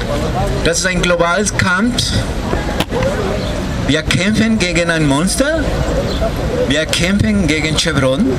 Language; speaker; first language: German; non-native, fluent; Spanish